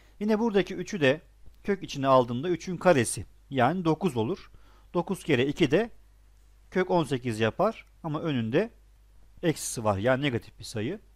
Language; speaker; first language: Turkish; native; Turkish